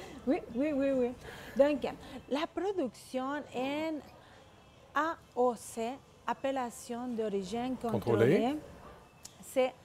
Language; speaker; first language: French; non-native, fluent; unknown